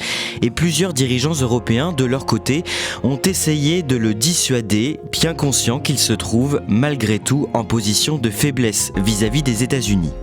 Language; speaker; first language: French; native; French